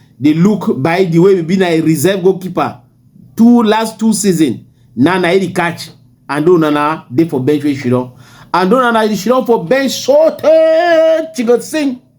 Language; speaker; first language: Nigerian Pidgin; native; Nigerian Pidgin